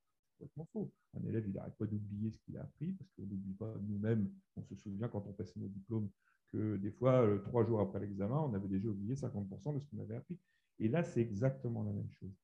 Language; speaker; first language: French; native; French